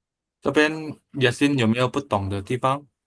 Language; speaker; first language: Chinese; non-native, fluent; Indonesian